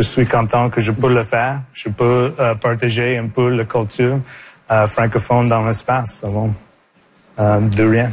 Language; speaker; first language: French; non-native, local second language; English